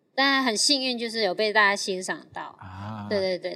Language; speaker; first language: Chinese; non-native, fluent; Cantonese